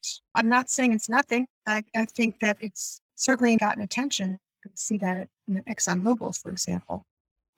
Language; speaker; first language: English; native; English